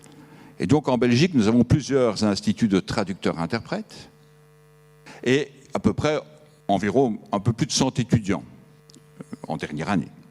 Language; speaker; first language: French; native; French